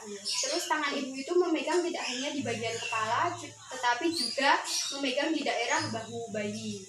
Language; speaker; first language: Indonesian; native; Indonesian